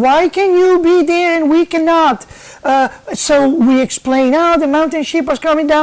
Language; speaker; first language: English; non-native, fluent; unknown